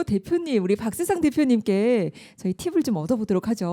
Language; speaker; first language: Korean; native; Korean